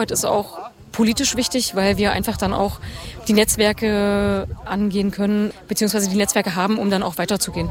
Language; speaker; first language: German; native; German